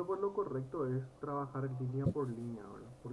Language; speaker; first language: Spanish; native; Spanish